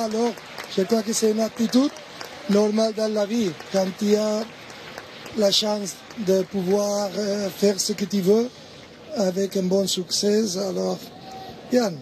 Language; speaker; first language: French; non-native, learner; Spanish